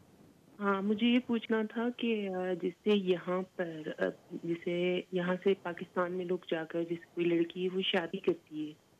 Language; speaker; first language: Hindi; native; Hindi